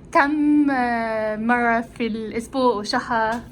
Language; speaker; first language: Arabic; non-native, learner; English